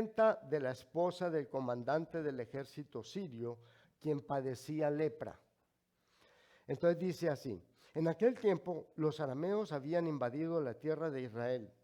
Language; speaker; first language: Spanish; native; Spanish